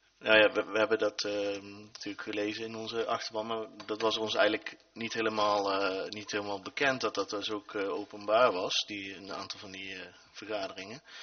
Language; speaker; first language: Dutch; native; Dutch